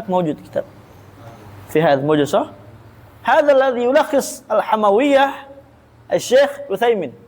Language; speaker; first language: Arabic; non-native, fluent; Indonesian